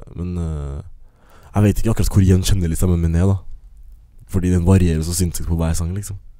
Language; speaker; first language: Norwegian; early bilingual, other home language; English